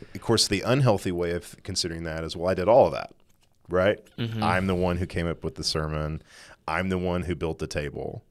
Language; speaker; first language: English; native; English